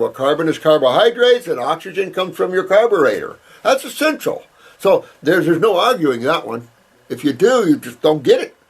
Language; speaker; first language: English; native; English